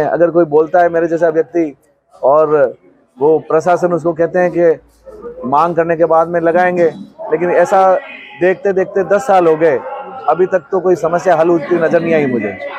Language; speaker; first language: Hindi; non-native, local second language; Marwari